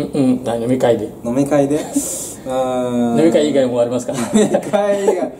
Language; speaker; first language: Japanese; non-native, learner; French